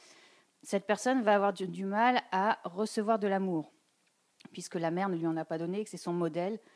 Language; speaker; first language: French; native; French